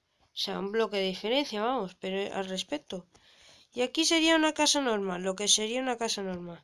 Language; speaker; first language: Spanish; native; Spanish